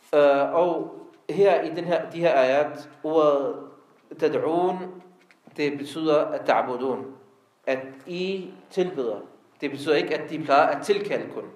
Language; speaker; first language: Danish; early bilingual, other home language; Arabic